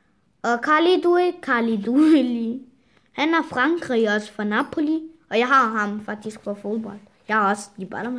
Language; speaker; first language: Danish; early bilingual, other home language; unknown